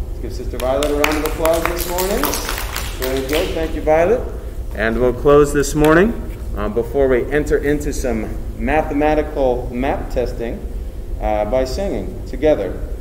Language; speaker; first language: English; native; English